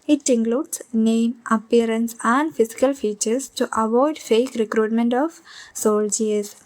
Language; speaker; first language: English; non-native, local second language; Malayalam